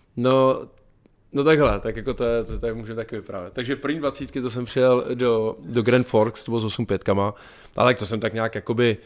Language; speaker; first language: Czech; native; Czech